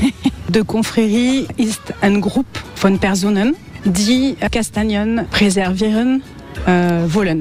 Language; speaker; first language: German; non-native, learner; French